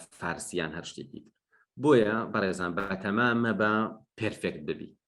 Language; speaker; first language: Central Kurdish; non-native, local second language; Gurani